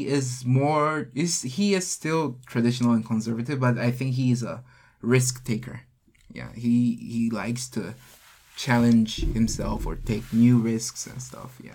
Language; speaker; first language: English; non-native, local second language; Korean